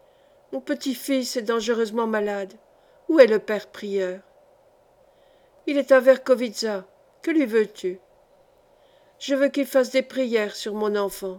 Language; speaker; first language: French; native; French